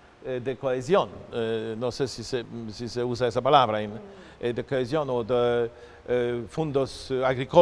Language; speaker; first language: Portuguese; non-native, fluent; Polish